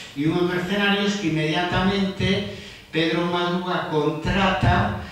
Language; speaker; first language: Spanish; non-native, local second language; Galician